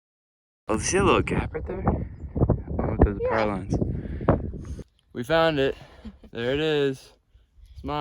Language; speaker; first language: English; native; English